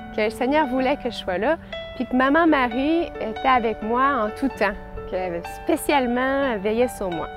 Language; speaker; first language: French; native; French